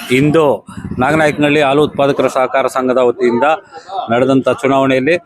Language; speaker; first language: Kannada; native; Kannada